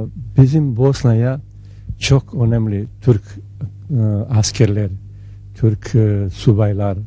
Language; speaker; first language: Turkish; non-native, learner; Bosnian